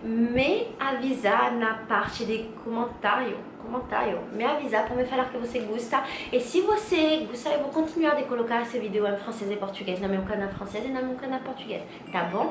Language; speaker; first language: Portuguese; non-native, learner; French